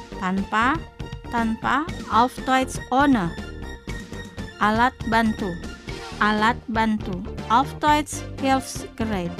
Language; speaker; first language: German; non-native, fluent; Indonesian